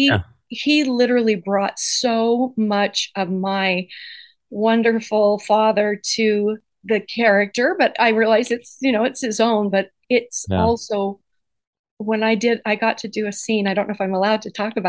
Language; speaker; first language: English; native; English